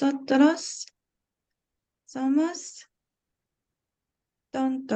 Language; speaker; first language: Spanish; non-native, learner; Korean